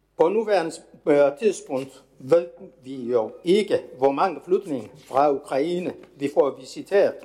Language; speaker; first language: Danish; non-native, fluent; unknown